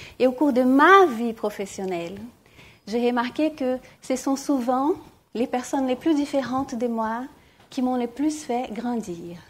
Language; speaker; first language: French; non-native, fluent; Portuguese